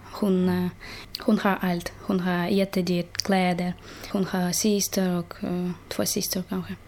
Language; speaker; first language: Swedish; non-native, learner; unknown